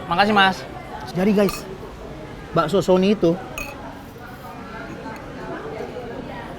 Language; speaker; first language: Indonesian; native; Indonesian